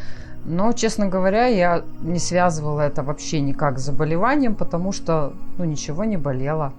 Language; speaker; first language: Russian; native; Russian